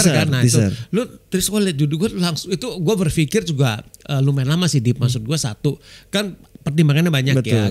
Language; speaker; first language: Indonesian; native; Indonesian